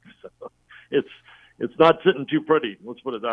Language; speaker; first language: English; native; English